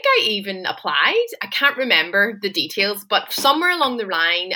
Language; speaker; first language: English; native; English